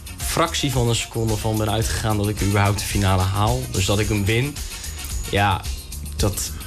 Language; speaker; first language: Dutch; native; Dutch